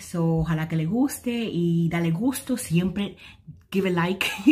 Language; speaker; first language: Spanish; native; Spanish